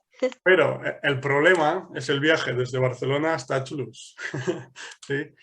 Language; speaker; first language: Spanish; non-native, fluent; English